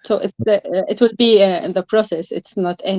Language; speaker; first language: English; non-native, learner; Arabic